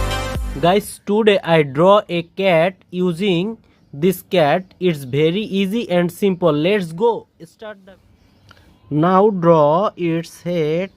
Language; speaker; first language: English; non-native, learner; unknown